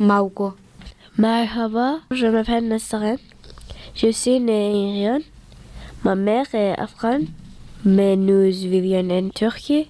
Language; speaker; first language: French; early bilingual, other home language; Turkish